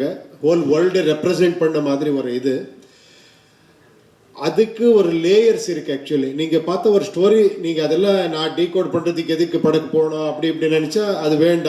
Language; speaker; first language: Tamil; non-native, fluent; Kannada